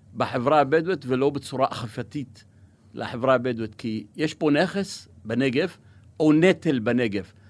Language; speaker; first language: Hebrew; non-native, local second language; Arabic